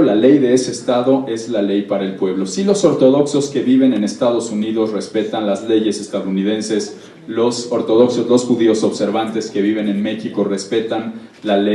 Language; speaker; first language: Spanish; native; Spanish